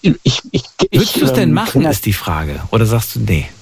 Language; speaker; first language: German; native; German